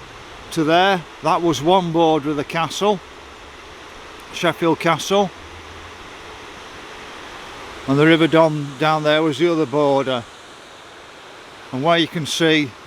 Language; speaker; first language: English; native; English